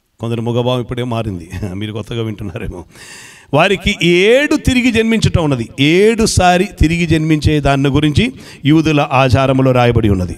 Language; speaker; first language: Telugu; non-native, fluent; Malayalam